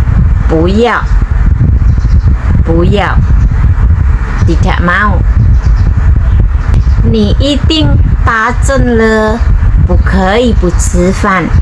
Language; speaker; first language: Chinese; non-native, fluent; Indonesian